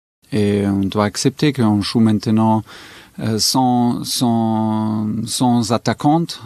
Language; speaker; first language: French; non-native, fluent; German